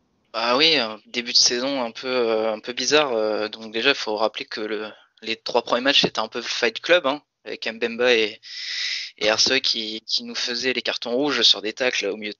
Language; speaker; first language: French; native; French